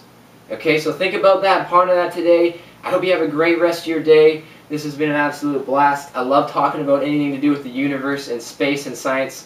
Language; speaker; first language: English; native; English